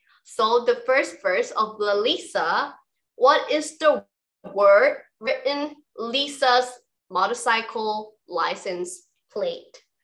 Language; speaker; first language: English; non-native, fluent; Thai